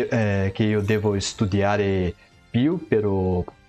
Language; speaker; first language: Italian; non-native, learner; Portuguese